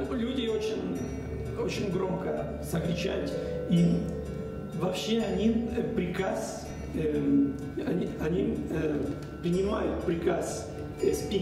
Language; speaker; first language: Russian; non-native, learner; Spanish